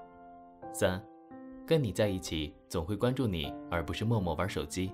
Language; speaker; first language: Chinese; native; Chinese